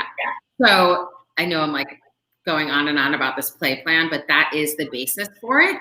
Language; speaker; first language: English; native; English